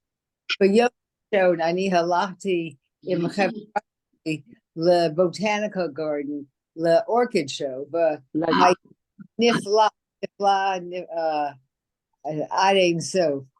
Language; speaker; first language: Hebrew; non-native, learner; English